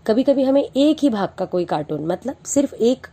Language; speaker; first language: Hindi; non-native, local second language; Marathi